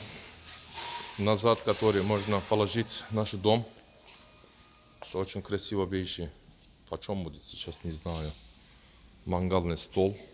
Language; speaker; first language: Russian; non-native, learner; Turkish